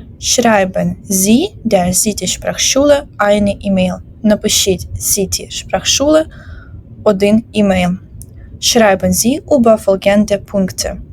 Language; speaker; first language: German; non-native, fluent; Ukrainian